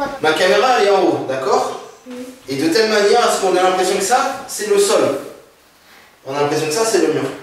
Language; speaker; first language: French; native; French